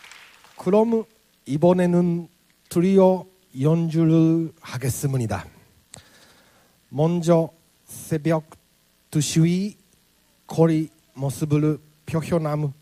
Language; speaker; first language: Korean; non-native, learner; Japanese